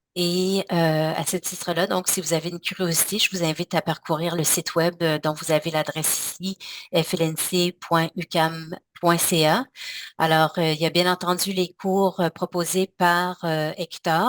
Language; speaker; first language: French; native; French